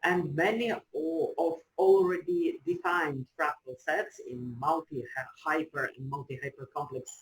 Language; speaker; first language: English; non-native, fluent; Ukrainian